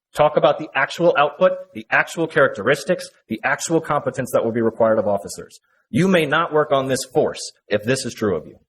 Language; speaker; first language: English; native; English